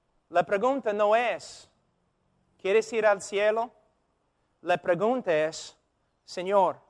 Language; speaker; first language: Spanish; non-native, fluent; English